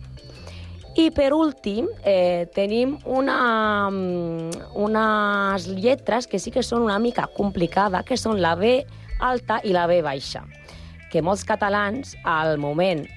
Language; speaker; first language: Catalan; native; Catalan